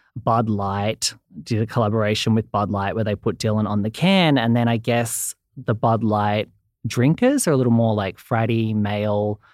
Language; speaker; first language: English; native; English